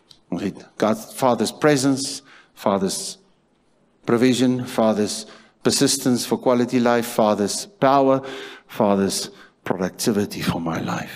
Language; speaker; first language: English; non-native, local second language; Afrikaans